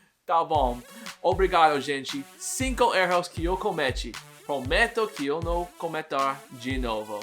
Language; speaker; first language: Portuguese; non-native, learner; English